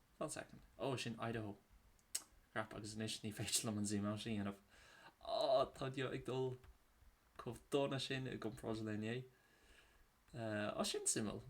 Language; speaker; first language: Irish; native; Irish